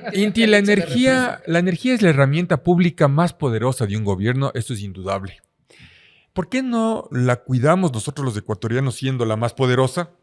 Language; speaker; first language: Spanish; native; Spanish